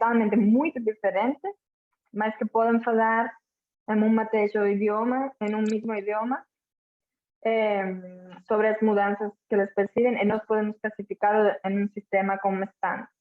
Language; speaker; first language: Portuguese; non-native, fluent; Catalan